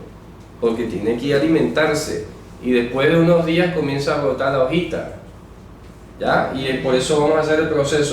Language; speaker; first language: Spanish; native; Spanish